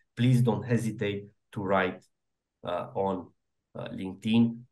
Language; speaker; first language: English; non-native, fluent; Romanian